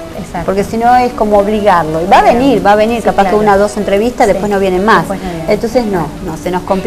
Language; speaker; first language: Spanish; native; Spanish